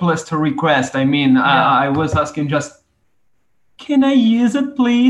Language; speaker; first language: English; non-native, fluent; Italian